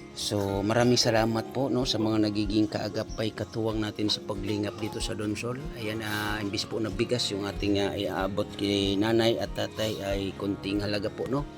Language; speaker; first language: Filipino; non-native, local second language; Bikol